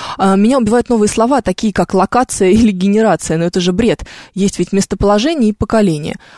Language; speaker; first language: Russian; native; Russian